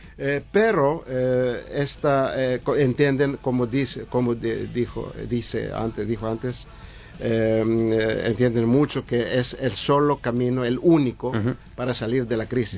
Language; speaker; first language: Spanish; non-native, learner; Greek